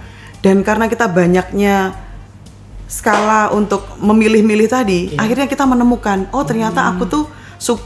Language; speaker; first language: Indonesian; native; Indonesian